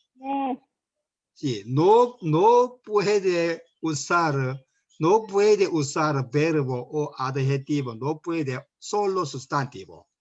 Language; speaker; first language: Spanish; non-native, learner; Korean